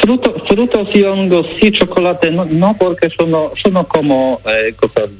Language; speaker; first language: Spanish; non-native, learner; Polish